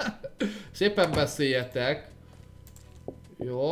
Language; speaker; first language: Hungarian; native; Hungarian